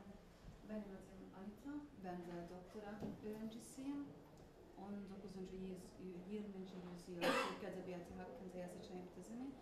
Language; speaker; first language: Turkish; non-native, fluent; Hungarian